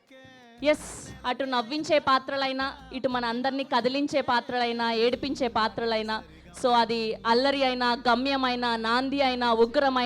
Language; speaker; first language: Telugu; native; Telugu